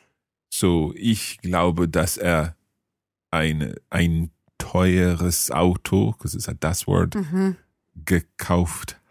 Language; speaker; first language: German; non-native, learner; English